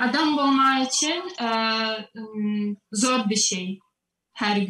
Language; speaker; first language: Turkish; non-native, learner; Russian